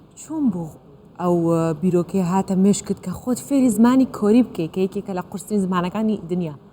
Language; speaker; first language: Central Kurdish; native; Central Kurdish